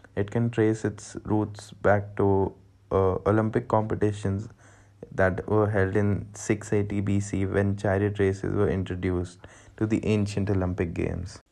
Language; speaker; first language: English; non-native, local second language; Hindi